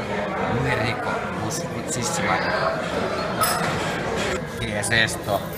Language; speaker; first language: Spanish; non-native, learner; Finnish